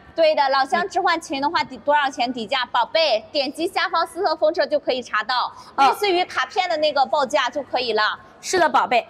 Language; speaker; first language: Chinese; native; Chinese